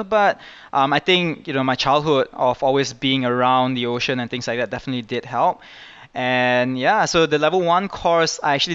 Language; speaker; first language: English; native; English